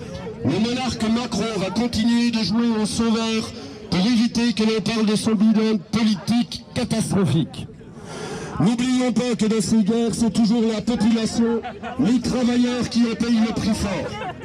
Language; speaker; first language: French; native; French